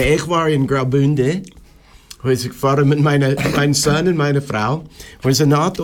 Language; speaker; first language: German; non-native, learner; English